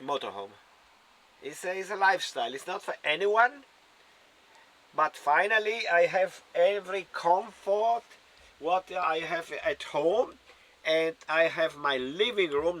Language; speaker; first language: English; non-native, learner; German